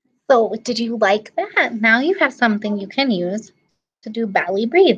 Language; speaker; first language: English; native; English